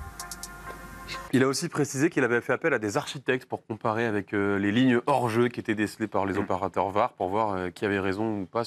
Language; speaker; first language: French; native; French